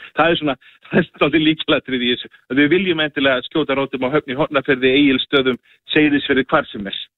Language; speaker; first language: Icelandic; native; Icelandic